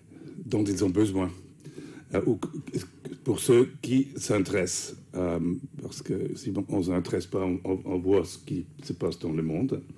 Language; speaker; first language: French; non-native, fluent; English